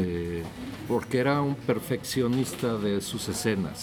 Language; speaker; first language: French; non-native, learner; Spanish